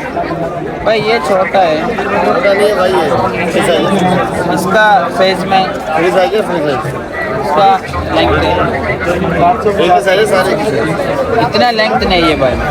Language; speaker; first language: Hindi; non-native, local second language; Malayalam